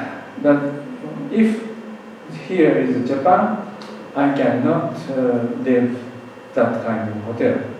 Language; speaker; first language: English; non-native, learner; Japanese